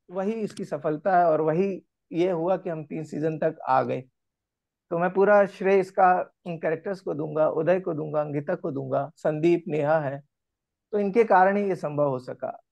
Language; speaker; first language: Hindi; native; Hindi